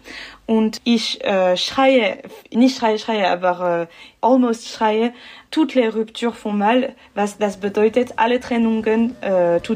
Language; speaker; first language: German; non-native, learner; French